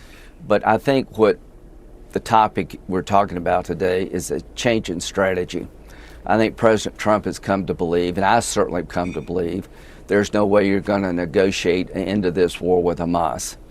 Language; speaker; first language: English; native; English